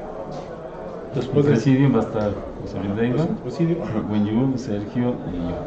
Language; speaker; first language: Spanish; native; Spanish